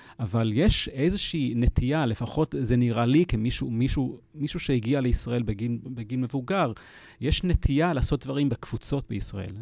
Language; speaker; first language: Hebrew; non-native, fluent; English